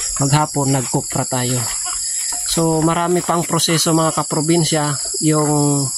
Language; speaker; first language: Filipino; non-native, local second language; Bikol